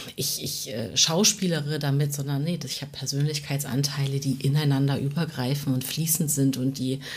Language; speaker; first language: German; native; German